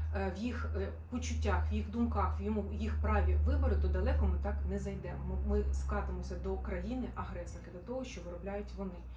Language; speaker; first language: Ukrainian; non-native, local second language; Russian